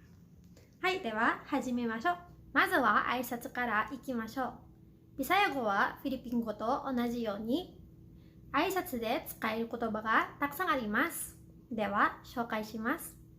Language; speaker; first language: Japanese; non-native, fluent; Cebuano